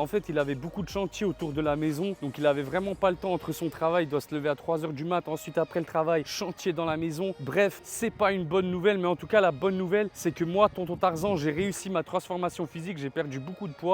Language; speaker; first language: French; native; French